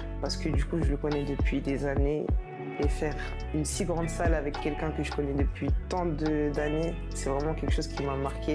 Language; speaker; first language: French; native; French